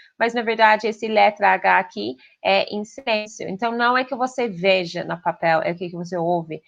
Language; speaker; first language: Portuguese; non-native, fluent; English